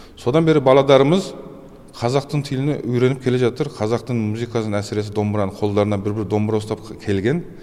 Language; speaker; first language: Kazakh; early bilingual, heritage; Kazakh